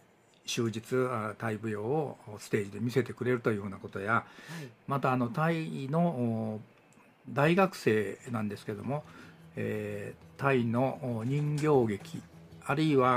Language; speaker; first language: Japanese; native; Japanese